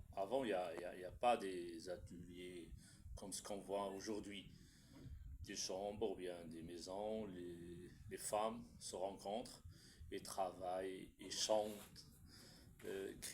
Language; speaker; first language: French; non-native, local second language; Arabic